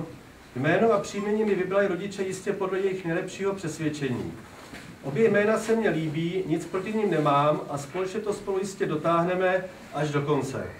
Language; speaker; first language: Czech; native; Czech